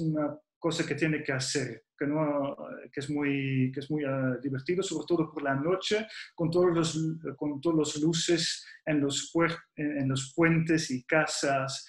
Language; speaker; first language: Spanish; non-native, fluent; Dutch